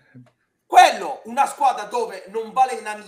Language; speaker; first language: Italian; native; Italian